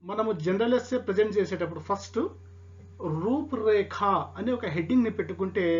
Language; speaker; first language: Telugu; non-native, local second language; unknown